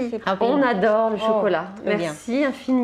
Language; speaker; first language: French; native; French